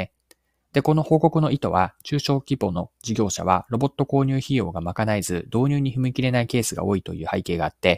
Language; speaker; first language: Japanese; native; Japanese